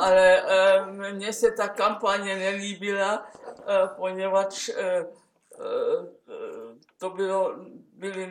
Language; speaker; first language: Czech; non-native, local second language; German